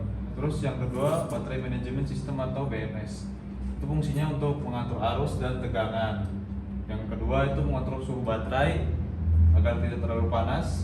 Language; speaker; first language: Indonesian; native; Indonesian